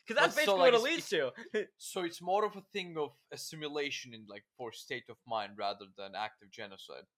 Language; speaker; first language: English; non-native, fluent; Turkish